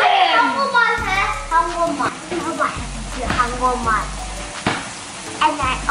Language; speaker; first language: Korean; early bilingual, heritage; English